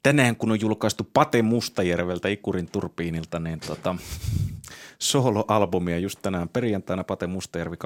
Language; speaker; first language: Finnish; native; Finnish